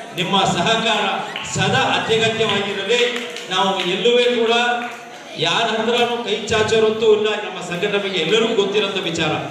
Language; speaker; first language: Kannada; native; Kannada